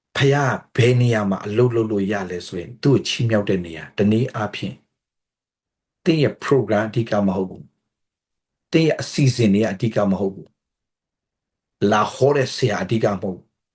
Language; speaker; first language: Burmese; non-native, local second language; Tedim Chin